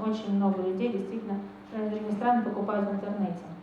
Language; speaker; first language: Russian; native; Russian